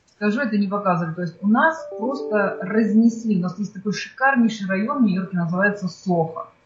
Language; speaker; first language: Russian; native; Russian